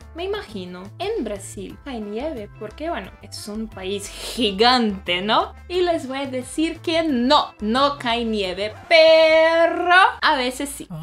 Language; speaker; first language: Spanish; non-native, fluent; Portuguese